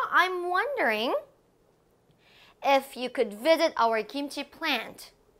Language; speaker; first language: English; non-native, fluent; Korean